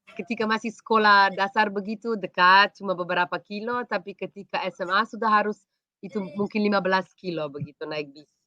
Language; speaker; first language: Indonesian; non-native, fluent; Slovenian